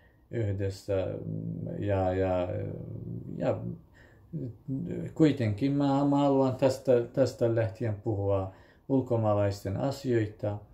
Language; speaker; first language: Finnish; non-native, fluent; Kurdish